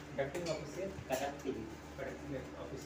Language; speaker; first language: English; non-native, learner; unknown